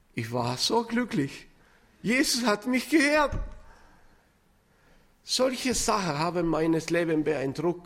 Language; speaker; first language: German; non-native, fluent; Spanish